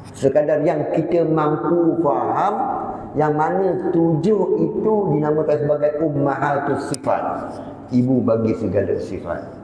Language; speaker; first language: Malay; native; Malay